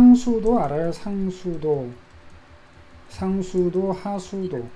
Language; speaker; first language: Korean; native; Korean